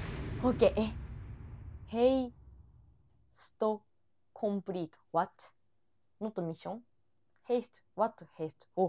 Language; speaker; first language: English; non-native, learner; Japanese